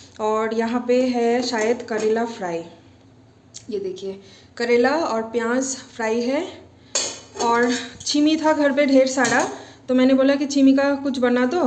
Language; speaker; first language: Hindi; non-native, local second language; Bangla